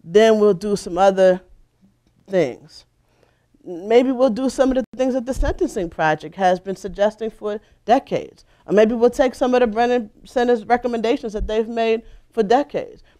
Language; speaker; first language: English; native; English